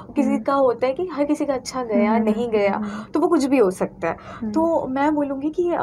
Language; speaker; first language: Hindi; native; Hindi